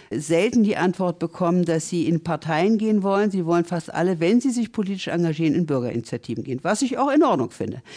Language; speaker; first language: German; native; German